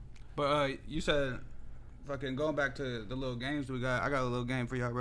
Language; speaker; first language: English; native; English